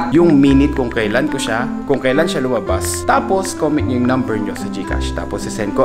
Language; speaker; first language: Filipino; native; Filipino